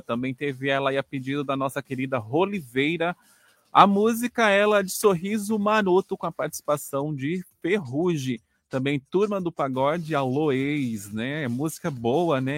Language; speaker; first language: Portuguese; native; Portuguese